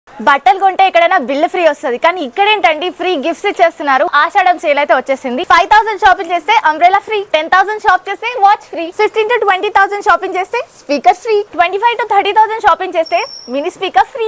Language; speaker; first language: Telugu; native; Telugu